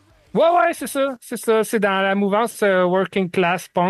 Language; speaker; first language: French; native; French